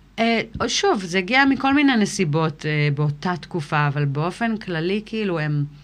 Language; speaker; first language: Hebrew; early bilingual, other home language; English